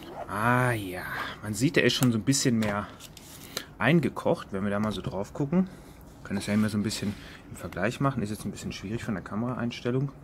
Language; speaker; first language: German; native; German